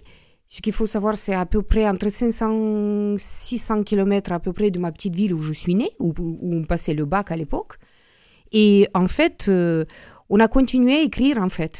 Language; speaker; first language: French; non-native, fluent; Romanian